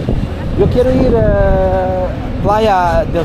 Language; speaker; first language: Spanish; non-native, learner; Serbian